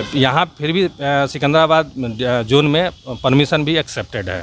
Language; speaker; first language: Hindi; native; Hindi